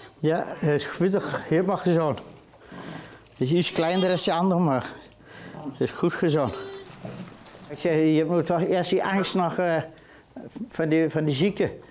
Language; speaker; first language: Dutch; native; Dutch